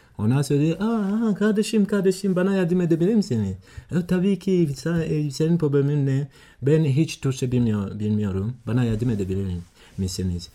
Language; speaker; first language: Turkish; non-native, learner; Swahili